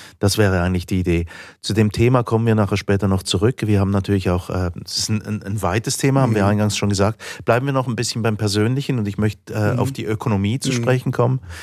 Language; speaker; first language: German; native; German